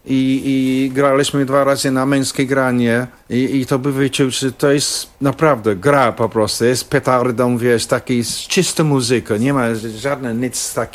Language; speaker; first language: Polish; non-native, fluent; English